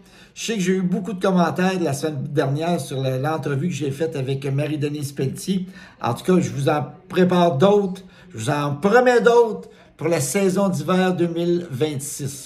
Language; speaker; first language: French; native; French